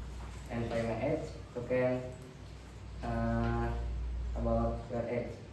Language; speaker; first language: English; non-native, learner; Indonesian